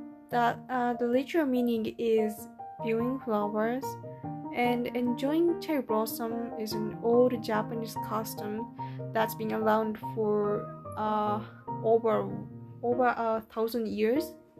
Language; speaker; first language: English; non-native, learner; Japanese